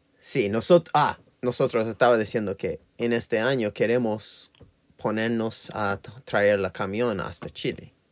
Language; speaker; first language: Spanish; non-native, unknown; English